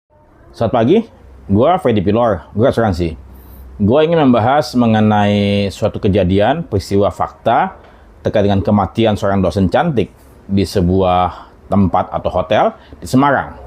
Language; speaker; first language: Indonesian; native; Indonesian